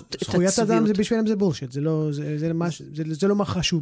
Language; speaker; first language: Hebrew; early bilingual, heritage; English